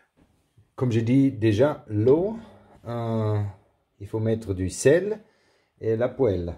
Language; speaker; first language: French; non-native, learner; German